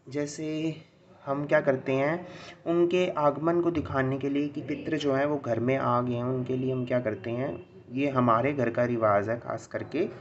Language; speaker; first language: Hindi; non-native, local second language; Sindhi